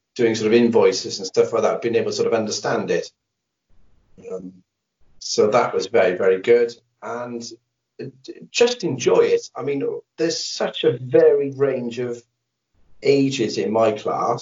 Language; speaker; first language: English; native; English